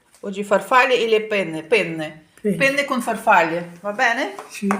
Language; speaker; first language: Italian; non-native, learner; Ukrainian